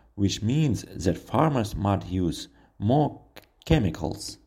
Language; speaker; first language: English; non-native, fluent; Russian